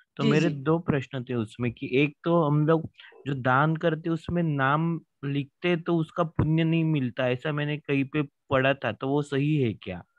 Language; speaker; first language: Hindi; non-native, local second language; Marathi